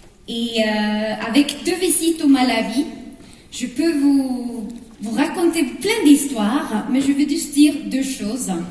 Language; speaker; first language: French; non-native, fluent; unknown